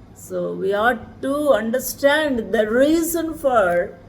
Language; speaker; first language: English; non-native, local second language; Telugu